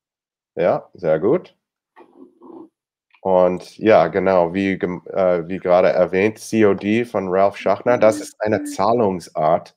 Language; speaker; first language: German; non-native, fluent; English